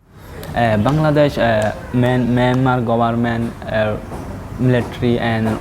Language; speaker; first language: English; non-native, learner; Rohingya